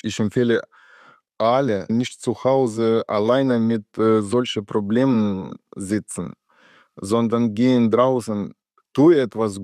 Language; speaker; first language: German; non-native, learner; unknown